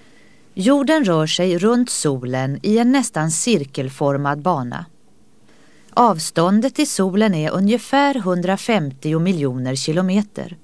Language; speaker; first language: Swedish; native; Swedish